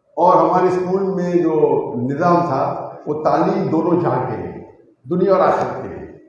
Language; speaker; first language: Urdu; non-native, local second language; Konkani